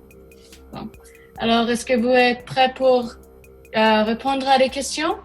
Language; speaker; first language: French; non-native, learner; English